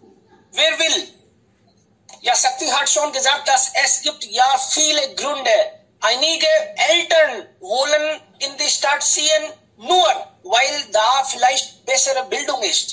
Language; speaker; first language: German; non-native, fluent; Hindi